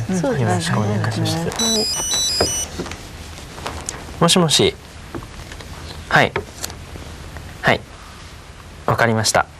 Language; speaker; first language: Japanese; non-native, learner; Thai